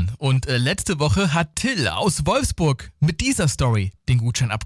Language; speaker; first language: German; native; German